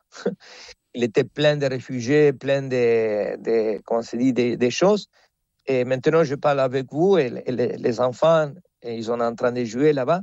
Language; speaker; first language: French; non-native, fluent; Spanish